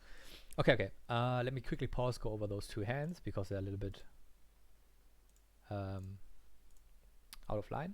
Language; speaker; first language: English; non-native, fluent; German